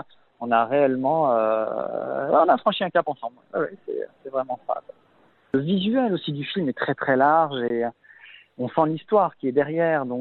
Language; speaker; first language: French; native; French